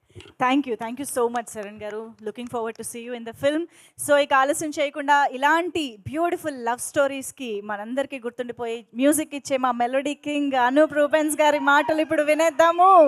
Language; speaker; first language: Telugu; native; Telugu